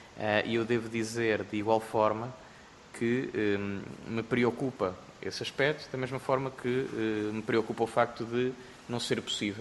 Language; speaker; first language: Portuguese; native; Portuguese